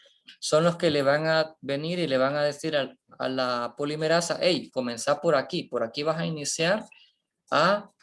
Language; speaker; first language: Spanish; native; Spanish